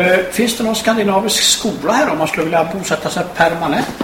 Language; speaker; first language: Swedish; native; Swedish